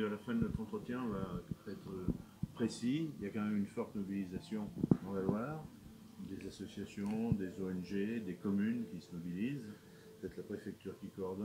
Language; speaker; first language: French; native; French